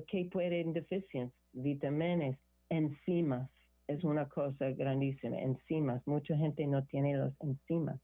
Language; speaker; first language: Spanish; non-native, learner; English